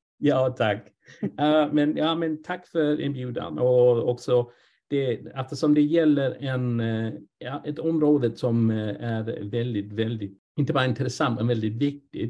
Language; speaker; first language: Swedish; non-native, fluent; English